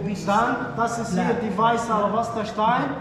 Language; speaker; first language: German; non-native, learner; Arabic